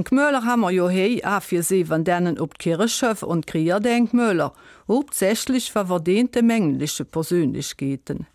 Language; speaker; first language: German; native; German